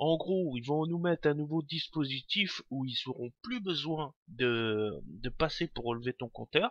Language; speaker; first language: French; native; French